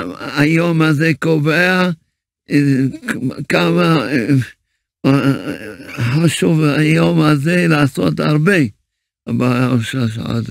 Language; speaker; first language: Hebrew; early bilingual, other home language; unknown